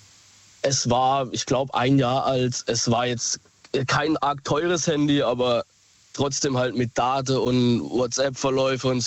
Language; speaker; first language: German; native; German